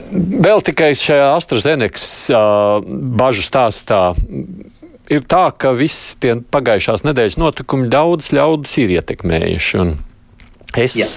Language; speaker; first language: Latvian; native; Latvian